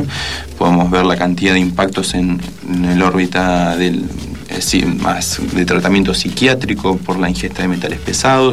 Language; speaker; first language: Spanish; native; Spanish